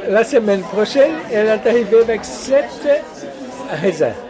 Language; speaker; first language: French; non-native, fluent; Portuguese